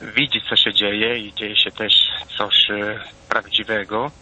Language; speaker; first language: Polish; non-native, fluent; Italian